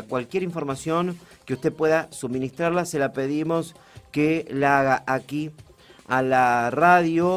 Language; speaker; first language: Spanish; native; Spanish